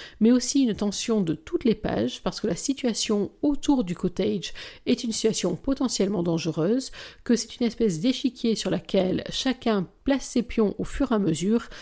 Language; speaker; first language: French; native; French